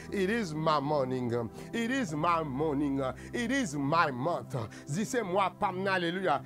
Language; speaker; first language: English; non-native, fluent; Haitian Creole